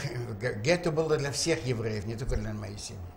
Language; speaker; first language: Russian; native; Russian